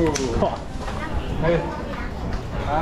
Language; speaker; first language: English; non-native, learner; Indonesian